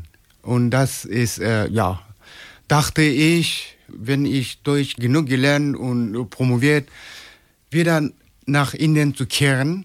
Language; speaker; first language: German; non-native, learner; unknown